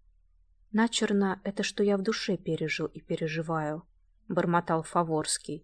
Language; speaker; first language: Russian; native; Russian